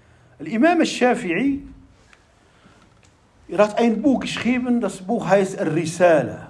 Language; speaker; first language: German; non-native, fluent; Arabic